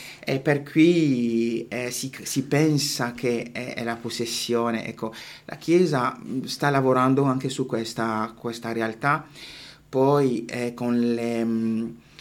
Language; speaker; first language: Italian; non-native, fluent; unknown